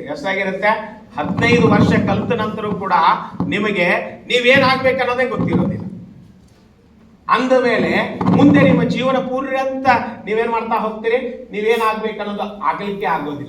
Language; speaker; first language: Kannada; native; Kannada